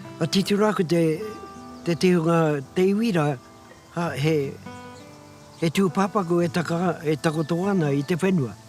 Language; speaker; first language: Māori; native; Māori